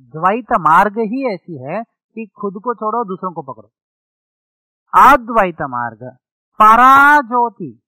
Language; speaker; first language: Hindi; non-native, local second language; Telugu